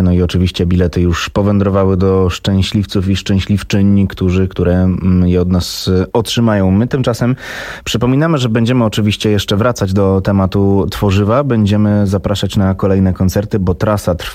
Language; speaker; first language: Polish; native; Polish